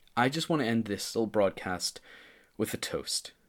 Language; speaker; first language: English; native; English